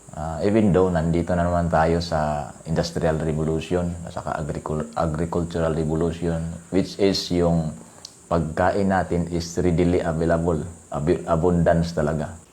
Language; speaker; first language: Filipino; non-native, local second language; Cebuano